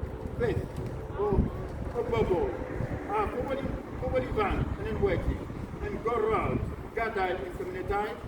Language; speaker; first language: Welsh; non-native, fluent; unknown